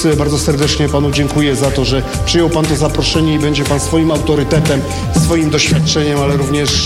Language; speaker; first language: Polish; native; Polish